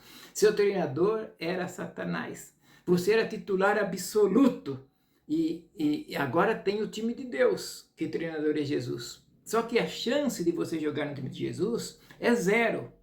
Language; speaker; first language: Portuguese; native; Portuguese